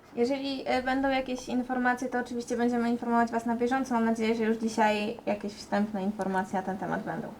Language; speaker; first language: Polish; native; Polish